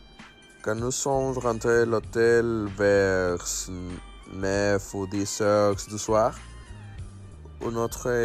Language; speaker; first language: French; non-native, learner; Spanish